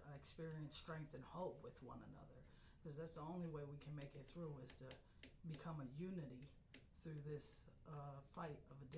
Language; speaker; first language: English; native; English